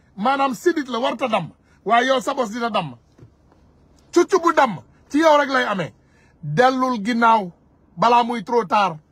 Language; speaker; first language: Wolof; non-native, local second language; Soninke